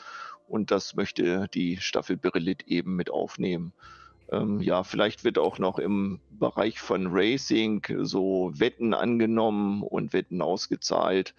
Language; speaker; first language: German; native; German